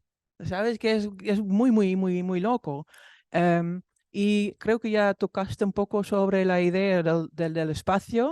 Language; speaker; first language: Spanish; non-native, fluent; Dutch